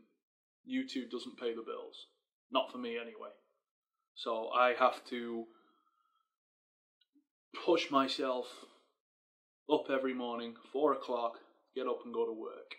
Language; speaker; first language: English; native; English